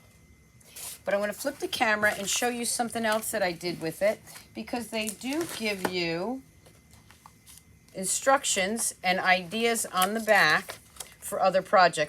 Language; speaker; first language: English; native; English